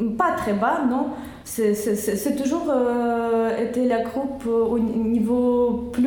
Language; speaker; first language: French; non-native, learner; Russian